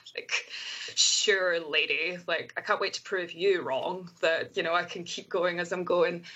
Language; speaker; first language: English; native; English